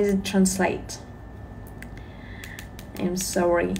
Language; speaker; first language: English; non-native, learner; Russian